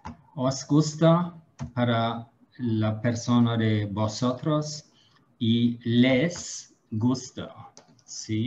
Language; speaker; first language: Spanish; non-native, fluent; German